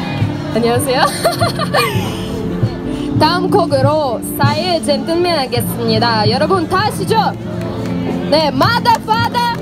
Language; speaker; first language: Korean; non-native, learner; Russian